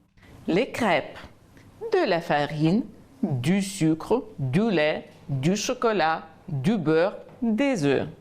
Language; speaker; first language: French; non-native, fluent; Ukrainian